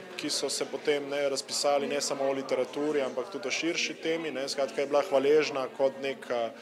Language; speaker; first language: Slovenian; non-native, local second language; Serbian